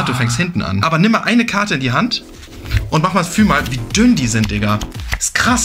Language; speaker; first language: German; native; German